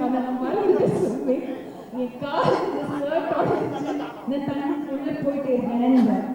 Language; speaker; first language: Tamil; non-native, learner; Malayalam